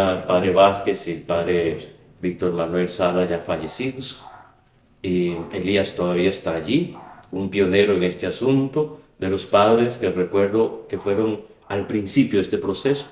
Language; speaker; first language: Spanish; native; Spanish